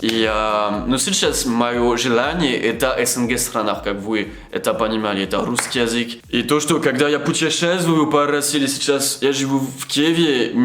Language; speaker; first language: Russian; non-native, learner; French